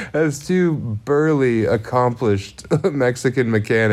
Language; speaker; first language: English; native; English